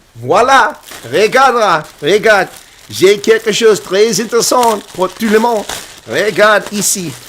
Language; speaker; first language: French; non-native, learner; English